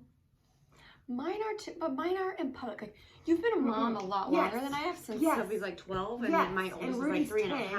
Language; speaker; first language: English; native; English